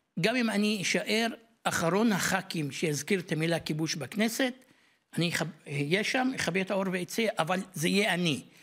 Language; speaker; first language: Hebrew; non-native, local second language; Arabic